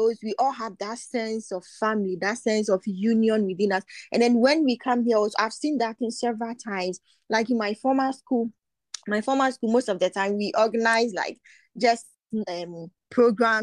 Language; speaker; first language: English; non-native, local second language; Akan